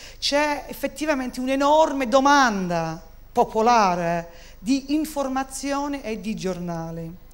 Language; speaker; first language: Italian; non-native, fluent; English